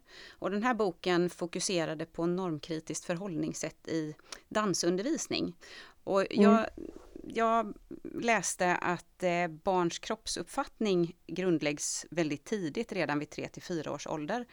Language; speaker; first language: Swedish; native; Swedish